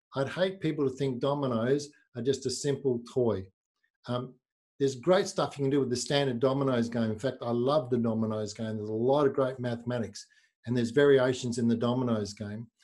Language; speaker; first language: English; native; English